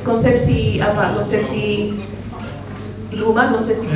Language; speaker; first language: Indonesian; non-native, fluent; Spanish